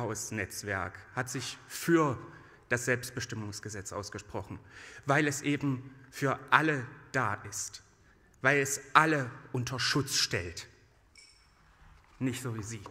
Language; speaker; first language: German; native; German